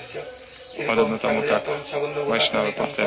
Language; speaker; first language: Russian; non-native, learner; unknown